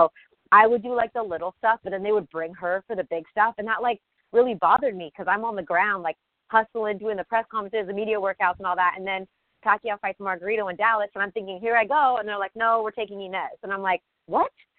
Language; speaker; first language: English; native; English